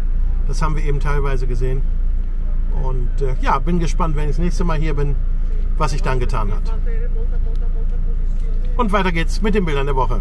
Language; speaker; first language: German; native; German